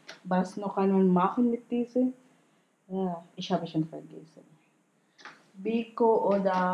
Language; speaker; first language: German; non-native, learner; Filipino